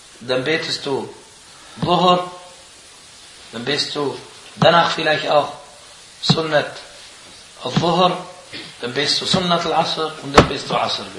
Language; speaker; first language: German; non-native, fluent; Arabic